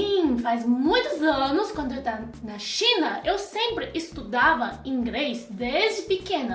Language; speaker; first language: Portuguese; non-native, fluent; Chinese